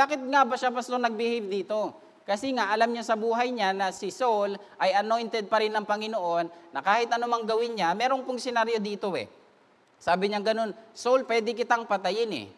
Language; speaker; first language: Filipino; native; Filipino